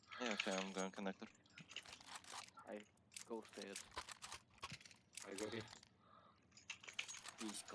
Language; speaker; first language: English; non-native, learner; Turkish